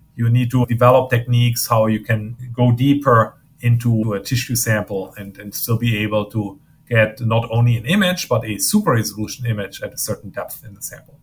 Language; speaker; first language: English; non-native, fluent; German